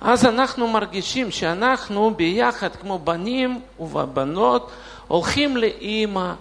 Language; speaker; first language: Hebrew; non-native, fluent; Russian